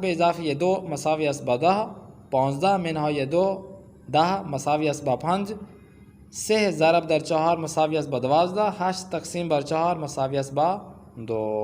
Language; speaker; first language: Persian; non-native, fluent; Urdu